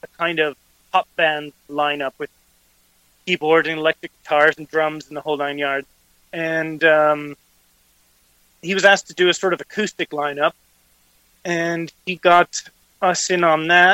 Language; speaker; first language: English; native; English